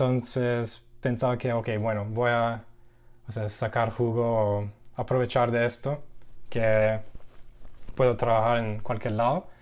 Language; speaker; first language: Spanish; non-native, learner; English